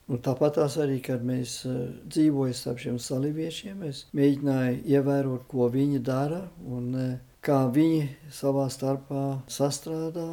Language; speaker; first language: Latvian; early bilingual, heritage; Latvian